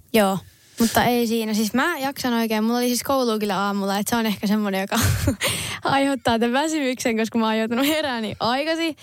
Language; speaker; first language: Finnish; non-native, local second language; Swedish